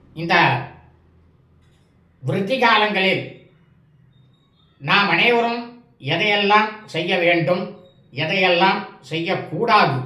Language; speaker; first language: Tamil; native; Tamil